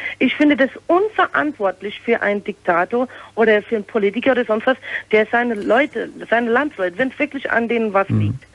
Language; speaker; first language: German; early bilingual, heritage; English